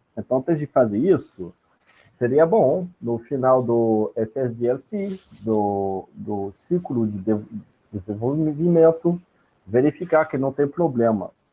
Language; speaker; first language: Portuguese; non-native, fluent; French